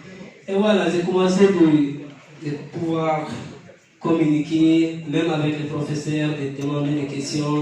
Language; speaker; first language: French; non-native, fluent; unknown